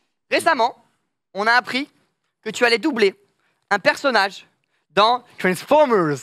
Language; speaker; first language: French; native; French